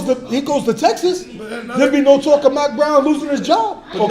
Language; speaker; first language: English; native; English